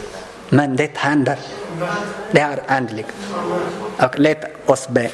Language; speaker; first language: Swedish; non-native, learner; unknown